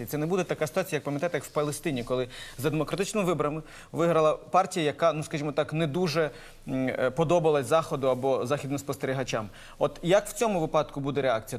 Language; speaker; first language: Ukrainian; native; Ukrainian